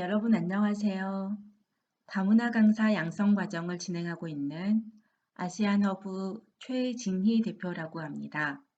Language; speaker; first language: Korean; native; Korean